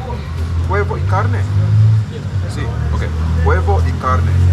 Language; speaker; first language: Spanish; non-native, learner; English